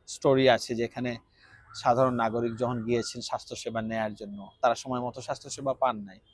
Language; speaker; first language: Bangla; native; Bangla